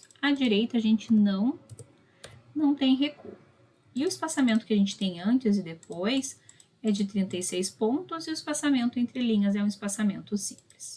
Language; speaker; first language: Portuguese; native; Portuguese